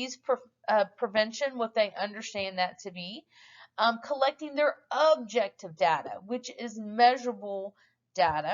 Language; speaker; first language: English; native; English